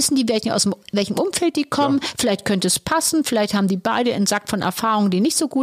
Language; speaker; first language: German; native; German